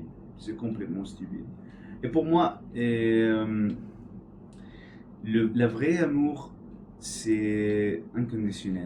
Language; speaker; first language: French; non-native, learner; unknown